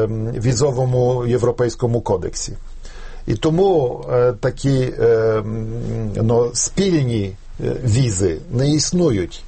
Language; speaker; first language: Ukrainian; non-native, fluent; Polish